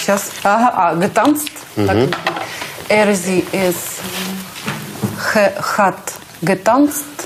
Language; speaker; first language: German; non-native, learner; Russian